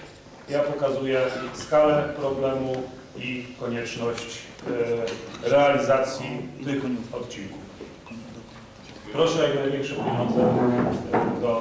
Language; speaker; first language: Polish; native; Polish